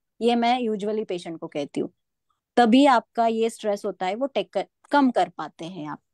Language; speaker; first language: Hindi; non-native, local second language; Marathi